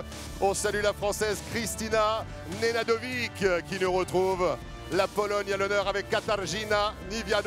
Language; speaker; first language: French; native; French